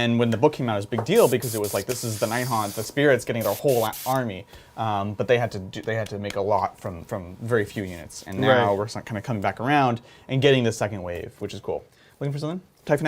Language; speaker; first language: English; native; English